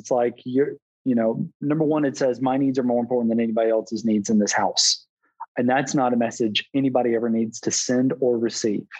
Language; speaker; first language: English; native; English